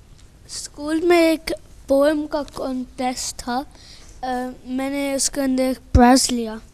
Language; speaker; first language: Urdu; early bilingual, heritage; Urdu